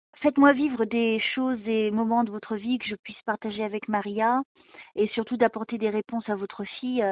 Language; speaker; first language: French; native; French